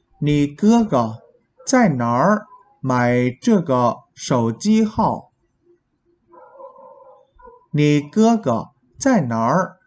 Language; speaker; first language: Chinese; non-native, fluent; Vietnamese